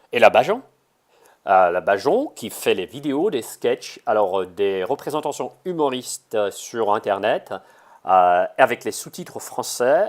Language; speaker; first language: French; non-native, fluent; Russian